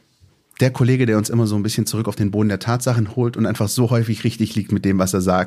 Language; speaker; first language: German; native; German